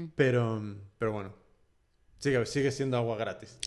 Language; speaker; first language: Spanish; early bilingual, heritage; Spanish